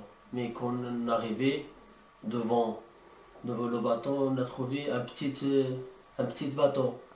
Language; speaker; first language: French; non-native, learner; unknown